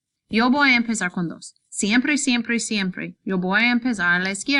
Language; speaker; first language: Spanish; non-native, learner; English